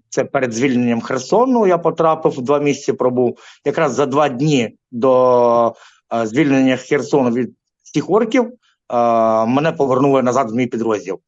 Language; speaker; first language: Ukrainian; non-native, local second language; Russian